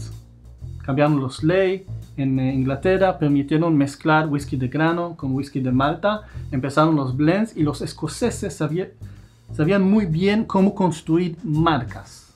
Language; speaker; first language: Spanish; non-native, fluent; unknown